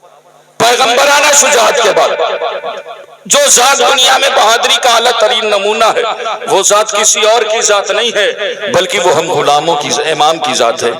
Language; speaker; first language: Urdu; native; Urdu